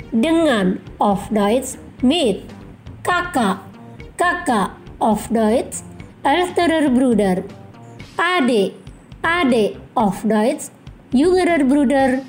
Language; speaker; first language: German; non-native, fluent; Indonesian